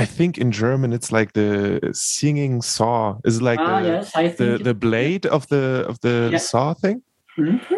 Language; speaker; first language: English; non-native, fluent; German